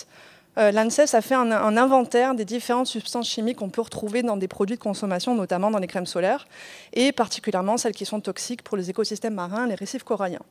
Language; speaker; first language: French; native; French